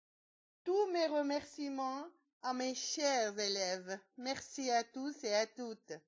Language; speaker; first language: French; non-native, local second language; Arabic